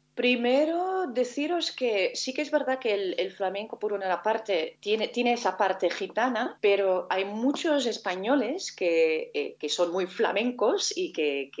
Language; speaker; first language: Spanish; non-native, fluent; Dutch